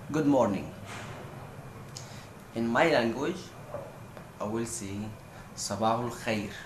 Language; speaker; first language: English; non-native, fluent; Arabic